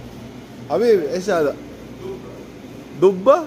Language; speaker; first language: Arabic; non-native, learner; Filipino